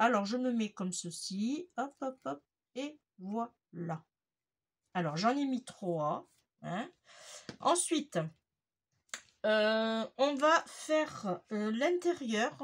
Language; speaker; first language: French; native; French